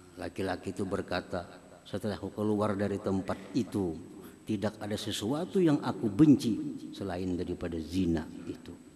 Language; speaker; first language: Indonesian; non-native, local second language; Banjar